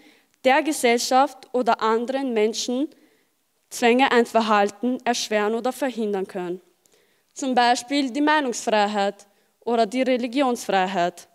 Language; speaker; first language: German; early bilingual, other home language; Albanian